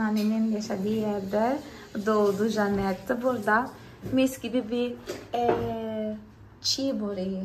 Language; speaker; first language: Turkish; non-native, fluent; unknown